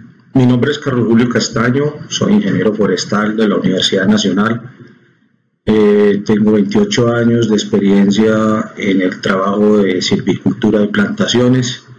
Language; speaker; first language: Spanish; native; Spanish